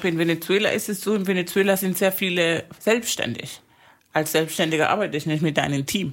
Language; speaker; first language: German; non-native, fluent; Spanish